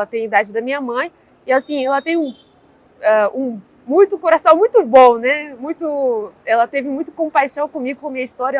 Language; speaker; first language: Portuguese; non-native, fluent; Russian